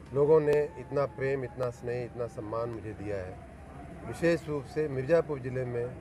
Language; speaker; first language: Hindi; native; Hindi